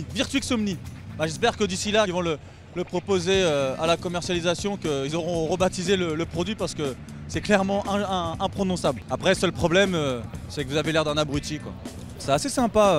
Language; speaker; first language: French; native; French